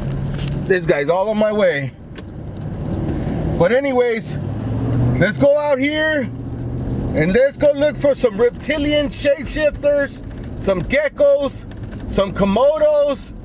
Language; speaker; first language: English; native; English